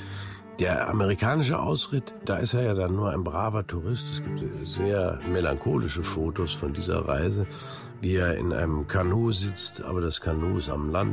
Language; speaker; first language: German; native; German